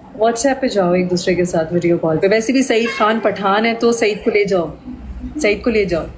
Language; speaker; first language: Urdu; native; Urdu